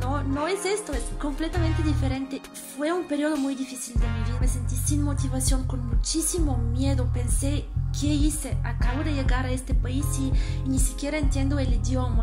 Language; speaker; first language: Spanish; non-native, fluent; Bulgarian